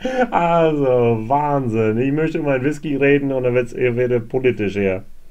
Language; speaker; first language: German; non-native, fluent; English